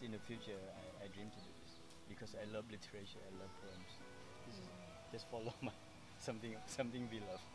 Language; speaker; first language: English; non-native, fluent; Thai